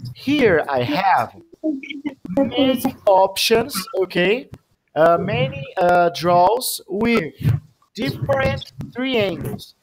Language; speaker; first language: English; non-native, fluent; Portuguese